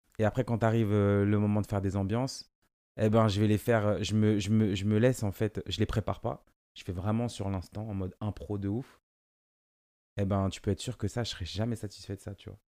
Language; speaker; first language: French; native; French